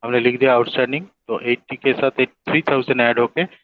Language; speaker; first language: Hindi; non-native, local second language; Bangla